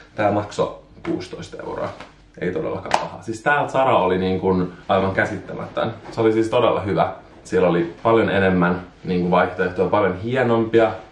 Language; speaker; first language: Finnish; native; Finnish